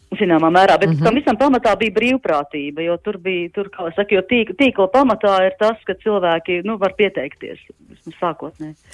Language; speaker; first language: Latvian; native; Latvian